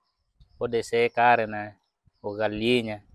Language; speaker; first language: Portuguese; non-native, learner; Vietnamese